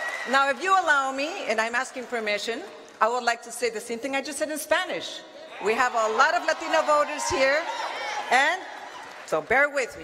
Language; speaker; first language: English; early bilingual, other home language; Spanish